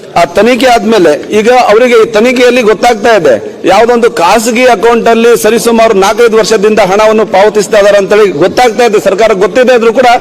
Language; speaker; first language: Kannada; non-native, local second language; Lambadi